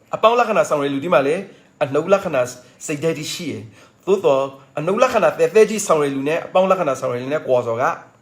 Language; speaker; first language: Burmese; native; Burmese